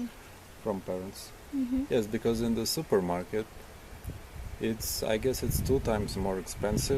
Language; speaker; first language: English; non-native, learner; Ukrainian